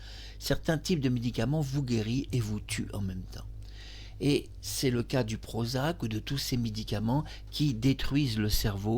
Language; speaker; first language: French; native; French